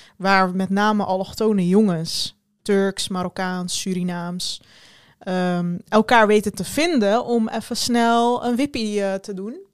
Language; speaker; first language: Dutch; early bilingual, other home language; Turkish